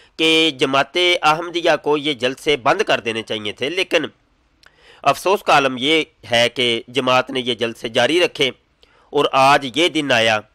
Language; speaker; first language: Urdu; non-native, local second language; Punjabi